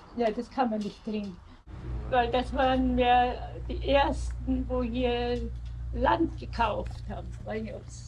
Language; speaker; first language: German; early bilingual, heritage; German